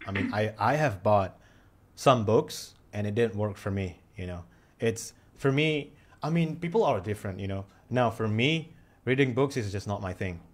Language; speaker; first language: English; non-native, fluent; Indonesian